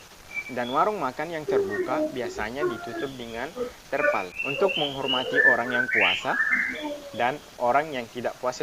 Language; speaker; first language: Indonesian; non-native, fluent; Arabic